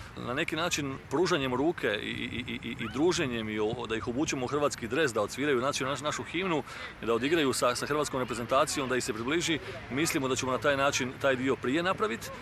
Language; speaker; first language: Croatian; native; Croatian